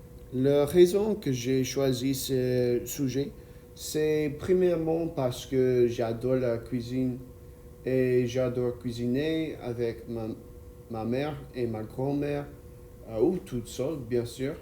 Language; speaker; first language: French; non-native, learner; English